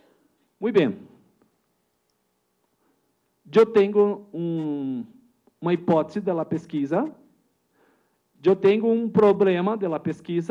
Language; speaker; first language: Spanish; non-native, learner; Portuguese